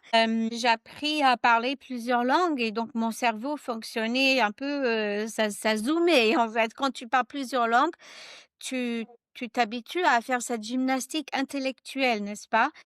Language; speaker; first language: French; non-native, fluent; English